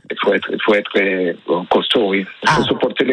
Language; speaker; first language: French; non-native, fluent; Spanish